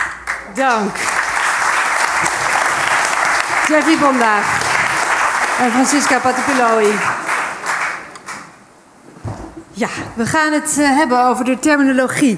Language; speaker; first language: Dutch; native; Dutch